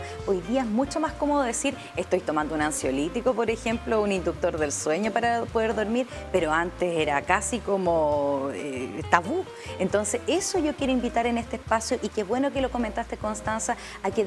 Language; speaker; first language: Spanish; native; Spanish